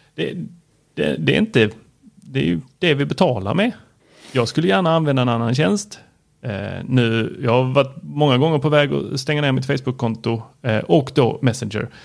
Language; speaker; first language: Swedish; native; Swedish